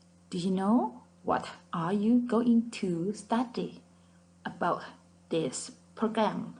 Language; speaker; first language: English; non-native, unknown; Thai